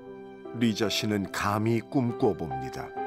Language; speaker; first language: Korean; native; Korean